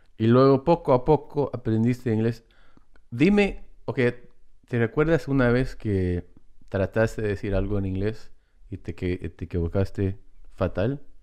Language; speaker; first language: Spanish; non-native, fluent; English